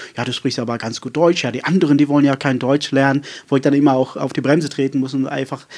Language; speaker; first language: German; non-native, fluent; Afrikaans